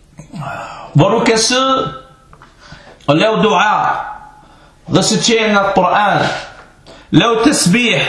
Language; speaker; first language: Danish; non-native, fluent; Arabic